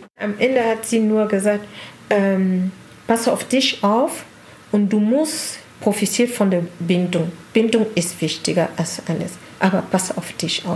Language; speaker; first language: German; non-native, learner; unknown